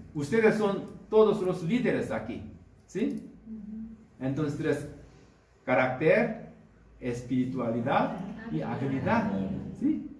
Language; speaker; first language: Spanish; non-native, fluent; Korean